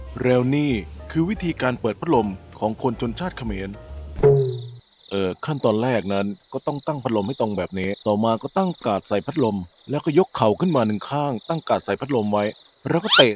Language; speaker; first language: Thai; native; Thai